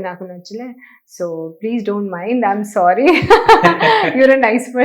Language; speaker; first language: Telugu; non-native, learner; Hindi